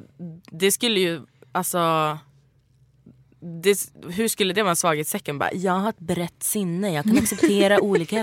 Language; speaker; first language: Swedish; native; Swedish